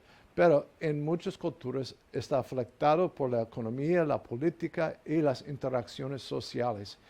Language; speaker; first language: Spanish; non-native, fluent; English